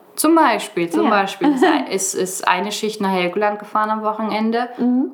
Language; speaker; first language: German; native; German